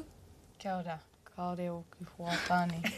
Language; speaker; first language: Māori; non-native, learner; English